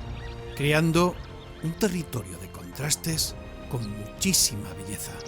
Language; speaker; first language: Spanish; native; Spanish